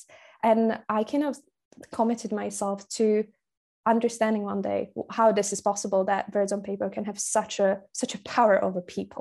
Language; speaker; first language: English; non-native, fluent; Slovak